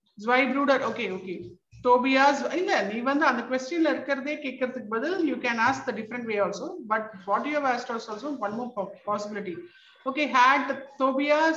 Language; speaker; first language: English; non-native, local second language; Tamil